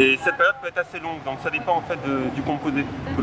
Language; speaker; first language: French; native; French